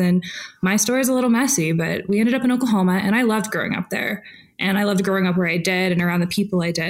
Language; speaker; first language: English; native; English